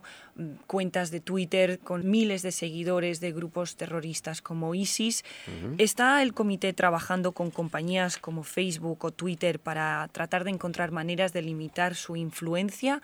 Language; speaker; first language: Spanish; native; Spanish